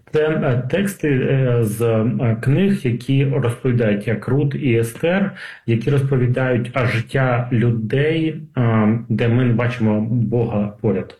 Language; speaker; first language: Ukrainian; non-native, local second language; Russian